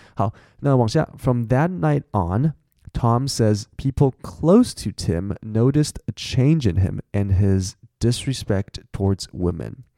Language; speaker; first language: English; non-native, fluent; Chinese